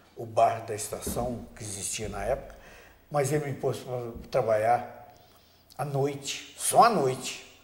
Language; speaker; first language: Portuguese; native; Portuguese